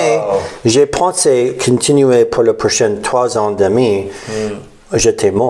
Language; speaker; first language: French; non-native, learner; English